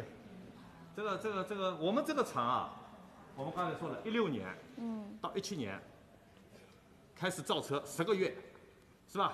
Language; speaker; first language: Chinese; native; Chinese